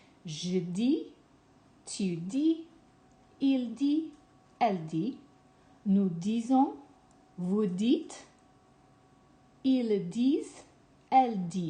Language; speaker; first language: French; non-native, fluent; English